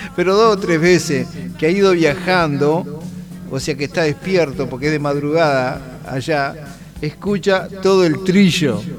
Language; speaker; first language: Spanish; native; Spanish